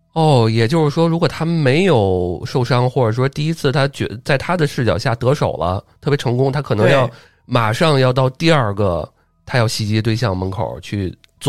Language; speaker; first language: Chinese; native; Chinese